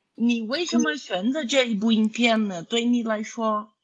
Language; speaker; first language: Chinese; non-native, fluent; Portuguese